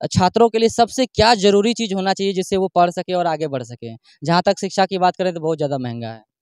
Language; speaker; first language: Hindi; native; Hindi